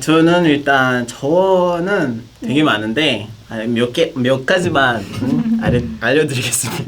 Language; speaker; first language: Korean; non-native, fluent; Kinyarwanda